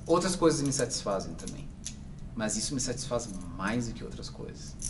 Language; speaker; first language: Portuguese; native; Portuguese